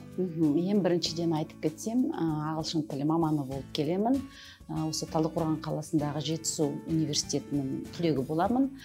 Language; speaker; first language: Kazakh; native; Kazakh